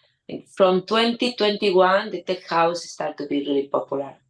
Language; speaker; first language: English; non-native, learner; Spanish